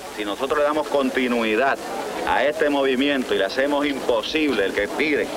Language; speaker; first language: Spanish; native; Spanish